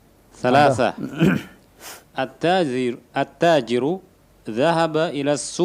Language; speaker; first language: Arabic; non-native, learner; Indonesian